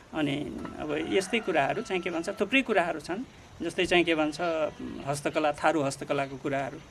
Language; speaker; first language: Nepali; non-native, local second language; Dangaura Tharu